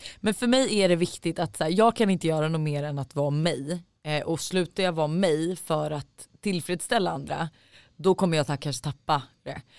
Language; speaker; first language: Swedish; native; Swedish